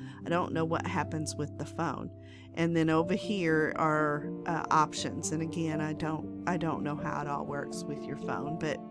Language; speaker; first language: English; native; English